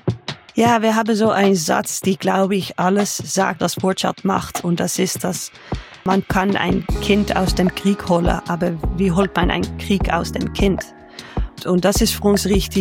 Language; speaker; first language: German; non-native, learner; Dutch